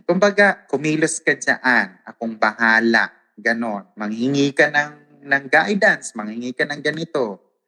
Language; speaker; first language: Filipino; non-native, local second language; Waray